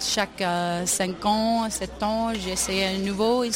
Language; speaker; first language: French; non-native, learner; English